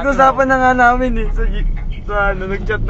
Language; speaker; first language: Filipino; native; Filipino